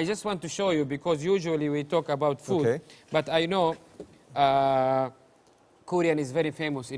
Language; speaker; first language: English; non-native, learner; Arabic